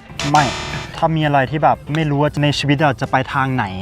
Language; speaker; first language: Thai; non-native, fluent; German